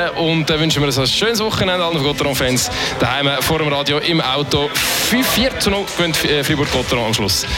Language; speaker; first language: German; native; German